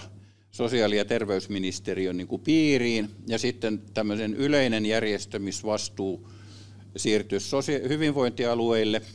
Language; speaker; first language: Finnish; native; Finnish